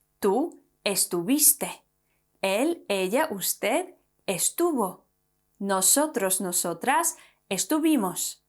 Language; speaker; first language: Spanish; non-native, fluent; Polish